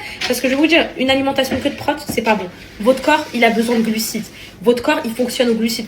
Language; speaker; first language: French; native; French